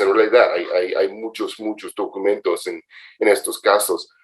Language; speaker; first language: Spanish; non-native, fluent; English